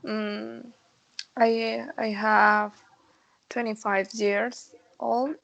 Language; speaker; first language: English; non-native, learner; Spanish